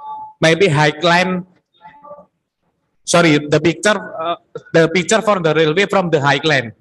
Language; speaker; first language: English; non-native, learner; Indonesian